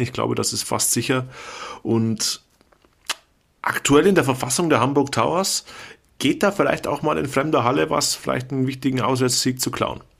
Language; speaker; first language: German; native; German